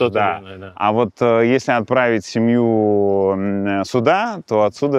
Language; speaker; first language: Russian; native; Russian